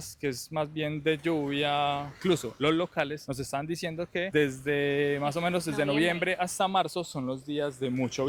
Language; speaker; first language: Spanish; native; Spanish